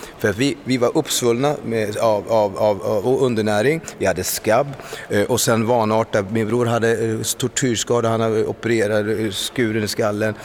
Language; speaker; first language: Swedish; early bilingual, other home language; Spanish